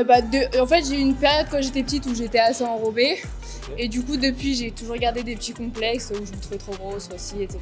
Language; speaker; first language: French; native; French